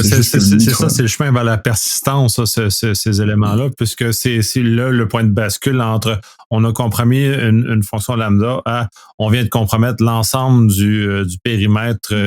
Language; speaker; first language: French; native; French